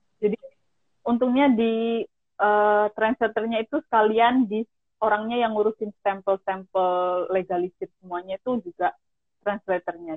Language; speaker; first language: Indonesian; native; Indonesian